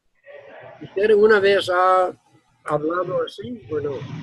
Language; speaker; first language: Spanish; non-native, learner; English